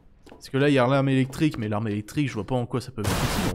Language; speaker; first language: French; native; French